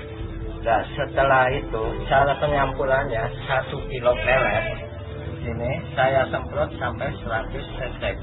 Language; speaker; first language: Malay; non-native, local second language; Javanese